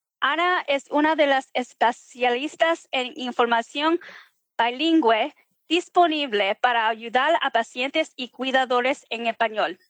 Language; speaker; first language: Spanish; early bilingual, heritage; Spanish